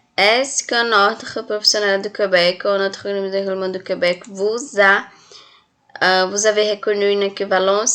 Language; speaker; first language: French; non-native, fluent; Portuguese